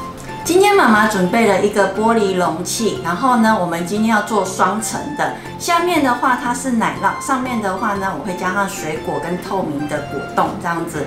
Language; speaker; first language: Chinese; native; Chinese